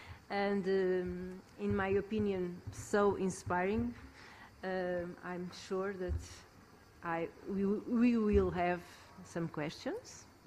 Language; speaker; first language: English; non-native, fluent; Portuguese